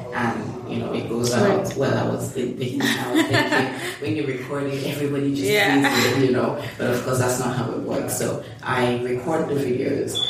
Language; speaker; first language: English; non-native, local second language; Yoruba